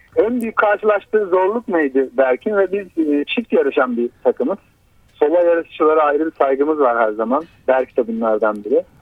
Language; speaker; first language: Turkish; native; Turkish